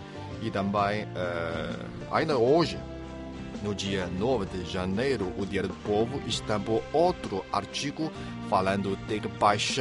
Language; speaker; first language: Portuguese; non-native, fluent; Chinese